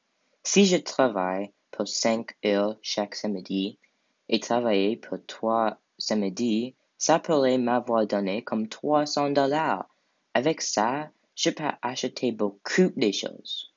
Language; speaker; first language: French; non-native, learner; English